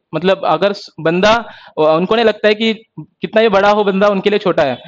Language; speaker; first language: Hindi; non-native, local second language; Marathi